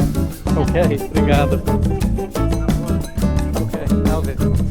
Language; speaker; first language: Portuguese; non-native, learner; English